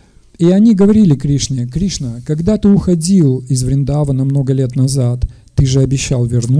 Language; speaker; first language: Russian; native; Russian